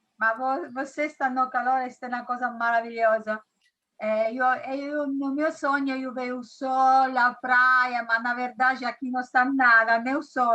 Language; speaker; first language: Portuguese; non-native, learner; Italian